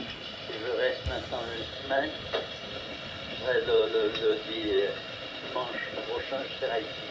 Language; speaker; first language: French; non-native, fluent; Portuguese